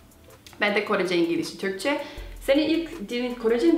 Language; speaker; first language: Turkish; non-native, fluent; Korean